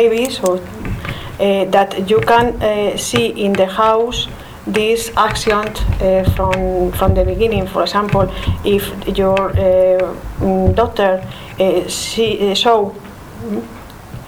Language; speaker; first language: English; non-native, learner; Spanish